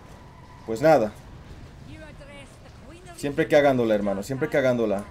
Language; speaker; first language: Spanish; native; Spanish